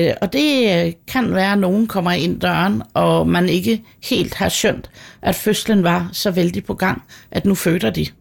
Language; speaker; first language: Danish; native; Danish